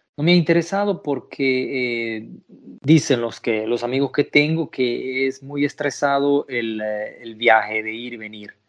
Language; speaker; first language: Spanish; native; Spanish